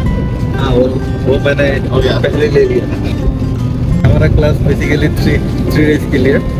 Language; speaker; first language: Hindi; non-native, learner; Bangla